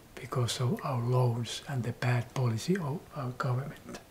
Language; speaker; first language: English; non-native, fluent; Finnish